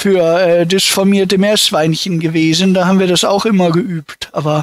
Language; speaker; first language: German; native; German